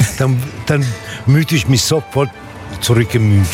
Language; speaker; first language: German; non-native, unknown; Italian